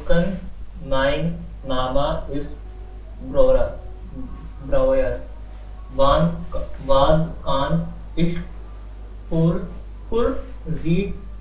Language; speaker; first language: German; non-native, learner; Hindi